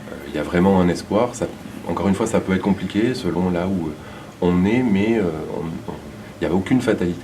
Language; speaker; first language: French; native; French